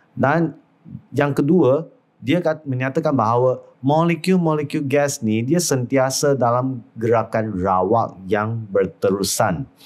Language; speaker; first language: Malay; non-native, local second language; Chinese